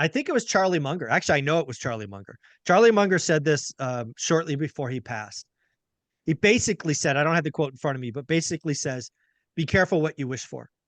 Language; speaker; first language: English; native; English